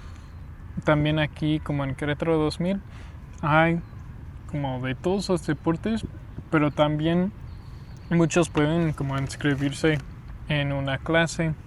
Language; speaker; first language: Spanish; non-native, fluent; English